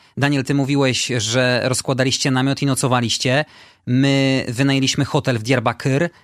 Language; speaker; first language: Polish; native; Polish